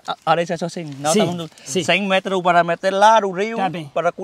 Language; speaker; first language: Portuguese; non-native, learner; Vietnamese